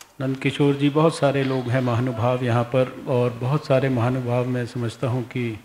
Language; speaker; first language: Hindi; native; Hindi